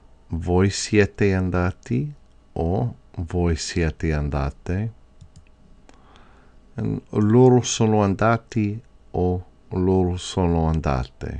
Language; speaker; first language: Italian; non-native, fluent; English